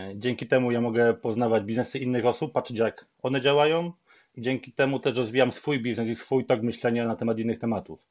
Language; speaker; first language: Polish; native; Polish